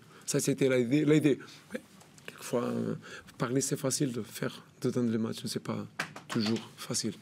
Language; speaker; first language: French; non-native, learner; Portuguese